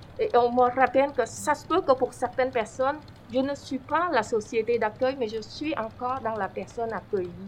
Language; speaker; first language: French; non-native, fluent; Vietnamese